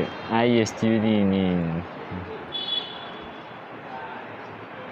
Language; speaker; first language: English; non-native, learner; Spanish